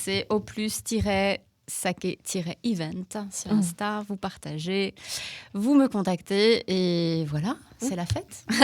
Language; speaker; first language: French; native; French